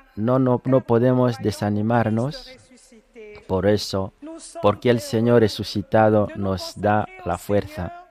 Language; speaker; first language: Spanish; non-native, fluent; French